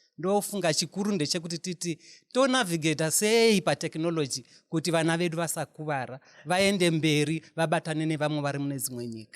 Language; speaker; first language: Shona; non-native, local second language; North Ndebele